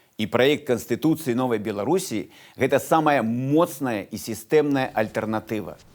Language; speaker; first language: Belarusian; non-native, local second language; Russian